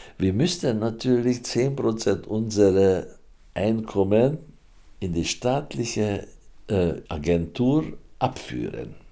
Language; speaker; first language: German; non-native, fluent; Hungarian